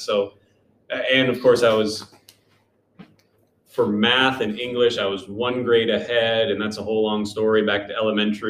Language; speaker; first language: English; native; English